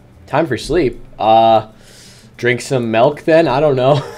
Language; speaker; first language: English; native; English